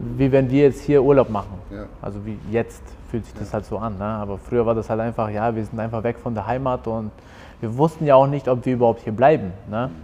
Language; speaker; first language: German; early bilingual, other home language; Albanian